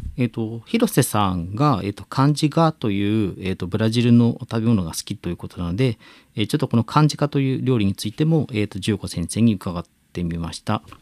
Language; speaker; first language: Japanese; native; Japanese